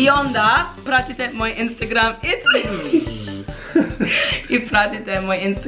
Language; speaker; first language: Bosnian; non-native, learner; English